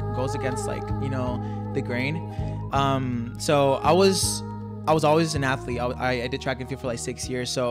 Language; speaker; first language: English; early bilingual, other home language; Spanish